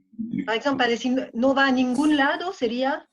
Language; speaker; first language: Spanish; non-native, fluent; French